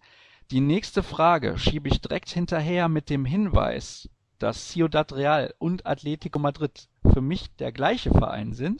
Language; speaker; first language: German; native; German